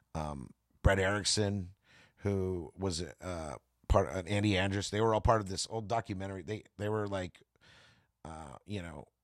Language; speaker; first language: English; native; English